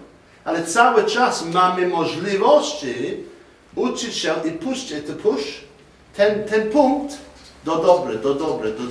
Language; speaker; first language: Polish; non-native, learner; English